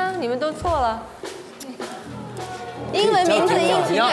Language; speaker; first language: Chinese; native; Chinese